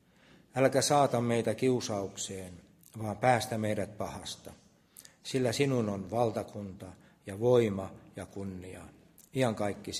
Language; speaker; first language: Finnish; native; Finnish